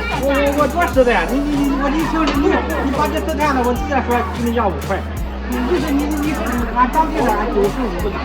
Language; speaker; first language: Chinese; native; Chinese